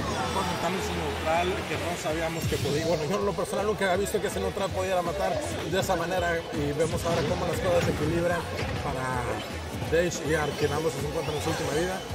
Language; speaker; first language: Spanish; native; Spanish